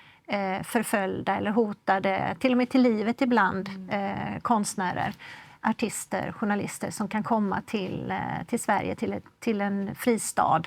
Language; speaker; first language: Swedish; native; Swedish